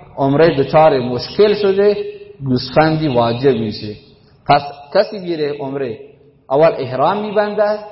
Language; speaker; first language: Persian; non-native, local second language; Baluchi